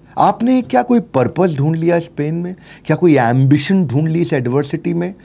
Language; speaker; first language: Hindi; native; Hindi